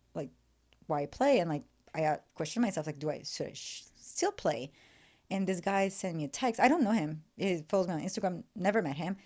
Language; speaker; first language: English; non-native, fluent; French